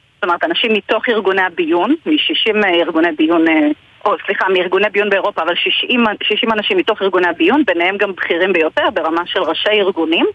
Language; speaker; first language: Hebrew; native; Hebrew